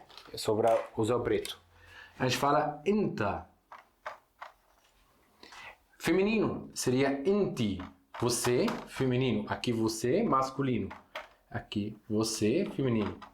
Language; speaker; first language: Portuguese; non-native, fluent; Arabic